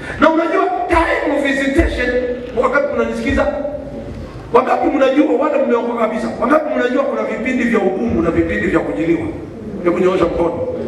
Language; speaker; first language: Swahili; non-native, local second language; Kamba